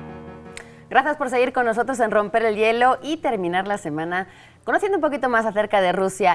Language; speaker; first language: Spanish; native; Spanish